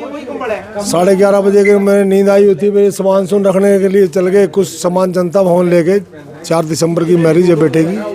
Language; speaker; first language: Hindi; native; Hindi